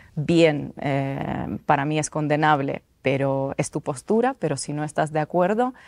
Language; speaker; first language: Spanish; non-native, fluent; Russian